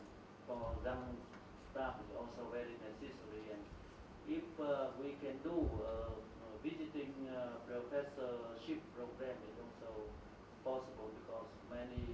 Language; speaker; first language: English; non-native, fluent; Vietnamese